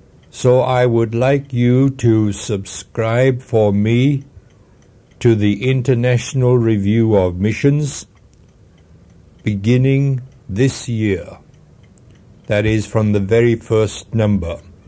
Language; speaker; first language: English; non-native, fluent; Swedish